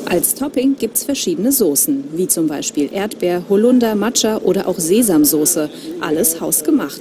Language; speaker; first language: German; native; German